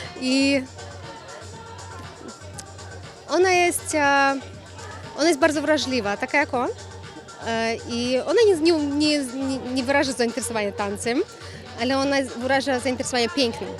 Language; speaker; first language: Polish; non-native, fluent; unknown